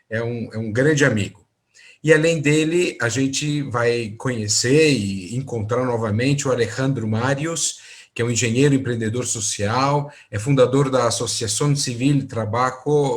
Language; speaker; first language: Portuguese; native; Portuguese